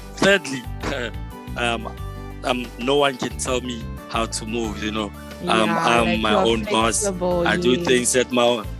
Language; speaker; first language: English; non-native, local second language; Tswana